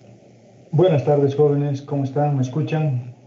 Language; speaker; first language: Spanish; native; Spanish